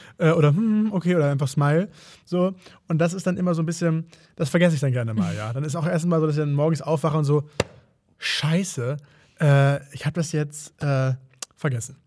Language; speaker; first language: German; native; German